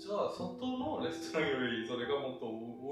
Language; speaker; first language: Japanese; non-native, learner; Korean